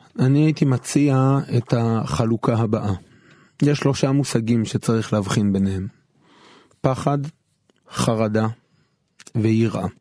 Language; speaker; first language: Hebrew; native; Hebrew